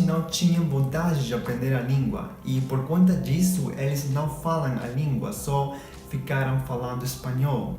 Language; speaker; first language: Portuguese; non-native, fluent; Spanish